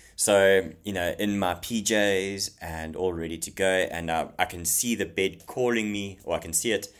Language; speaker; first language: English; native; English